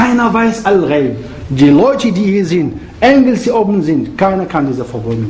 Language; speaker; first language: German; non-native, fluent; Arabic